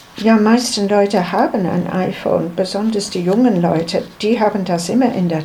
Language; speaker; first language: German; non-native, learner; English